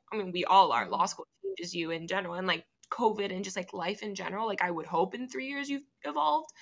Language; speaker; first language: English; early bilingual, other home language; Spanish